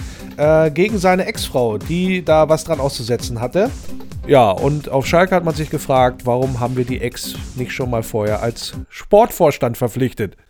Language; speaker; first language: German; native; German